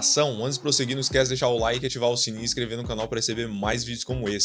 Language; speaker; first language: Portuguese; native; Portuguese